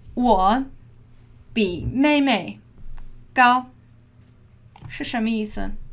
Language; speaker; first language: Chinese; non-native, fluent; English